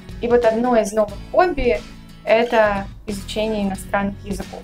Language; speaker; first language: Russian; native; Russian